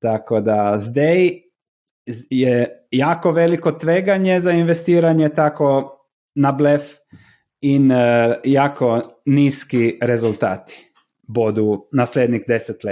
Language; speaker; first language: Slovenian; non-native, learner; Croatian